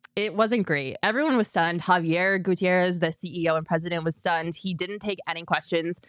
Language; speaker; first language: English; native; English